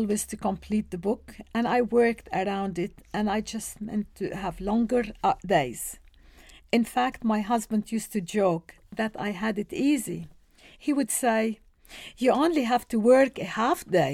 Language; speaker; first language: English; non-native, fluent; Arabic